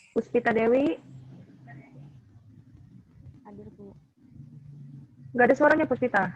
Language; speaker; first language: Indonesian; native; Indonesian